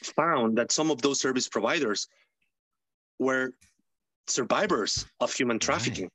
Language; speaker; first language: English; non-native, fluent; Spanish